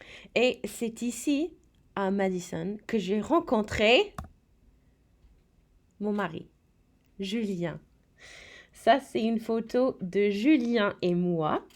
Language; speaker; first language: French; non-native, fluent; English